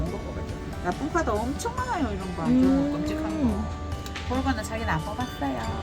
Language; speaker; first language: Korean; native; Korean